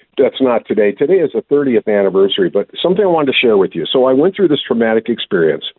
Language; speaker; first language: English; native; English